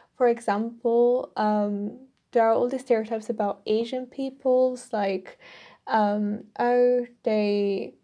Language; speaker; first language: English; non-native, fluent; Italian